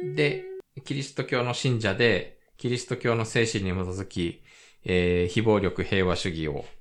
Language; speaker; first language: Japanese; native; Japanese